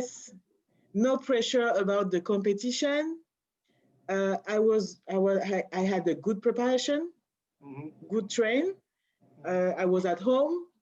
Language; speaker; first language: English; non-native, learner; French